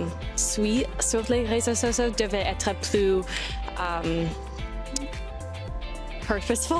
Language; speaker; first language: French; non-native, learner; English